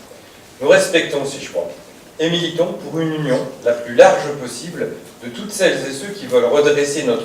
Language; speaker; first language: French; native; French